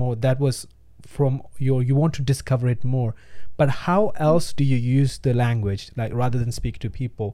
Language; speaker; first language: English; non-native, local second language; Tamil